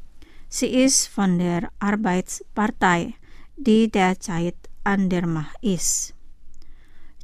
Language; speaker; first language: German; non-native, fluent; Indonesian